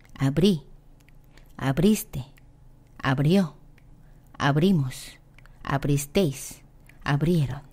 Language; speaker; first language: Spanish; non-native, fluent; Korean